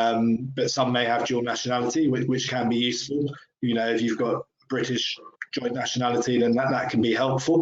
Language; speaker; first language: English; native; English